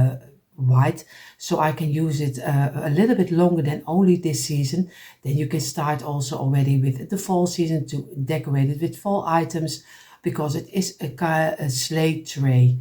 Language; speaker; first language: English; non-native, fluent; Dutch